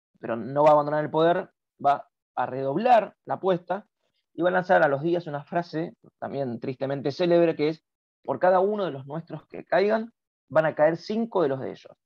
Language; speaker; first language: Spanish; native; Spanish